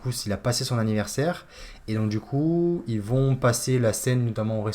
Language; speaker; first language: French; native; French